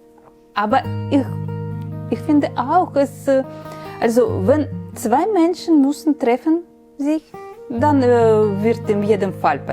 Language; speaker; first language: German; non-native, learner; Ukrainian